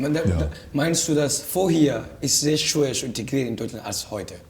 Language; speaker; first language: German; non-native, fluent; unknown